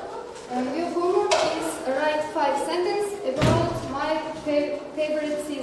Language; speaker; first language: English; non-native, learner; Kazakh